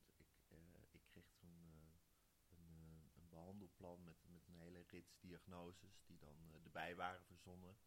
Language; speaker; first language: Dutch; native; Dutch